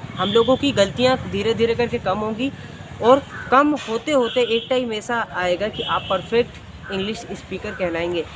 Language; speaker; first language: Hindi; native; Hindi